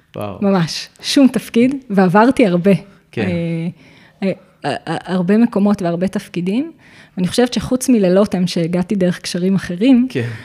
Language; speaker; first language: Hebrew; native; Hebrew